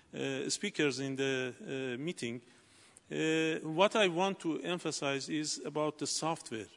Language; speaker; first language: English; non-native, learner; Persian